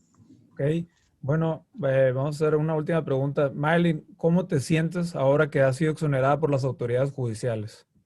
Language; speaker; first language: Spanish; native; Spanish